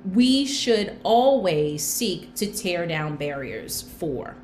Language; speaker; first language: English; native; English